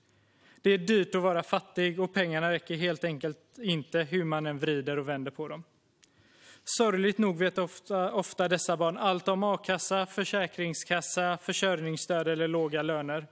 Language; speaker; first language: Swedish; native; Swedish